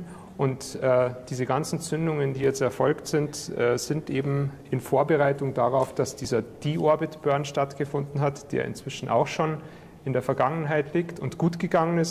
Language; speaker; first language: German; native; German